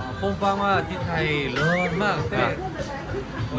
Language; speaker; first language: Thai; non-native, learner; Korean